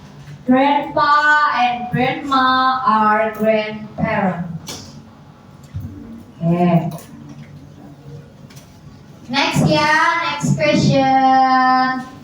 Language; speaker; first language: English; non-native, learner; Indonesian